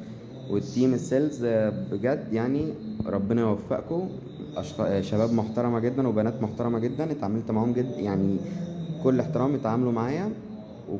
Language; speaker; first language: Arabic; native; Arabic